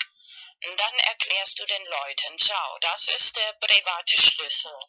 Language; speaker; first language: German; non-native, learner; Spanish